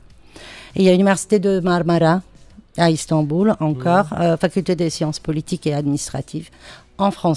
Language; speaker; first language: French; non-native, fluent; Turkish